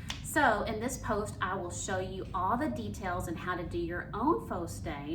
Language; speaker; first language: English; native; English